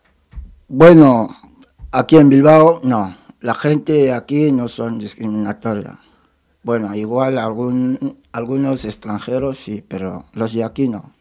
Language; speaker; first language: Spanish; non-native, fluent; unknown